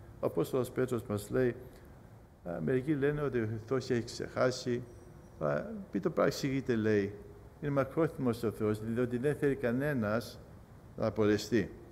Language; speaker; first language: Greek; early bilingual, heritage; Greek